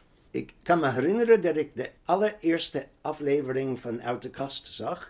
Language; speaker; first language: Dutch; non-native, fluent; English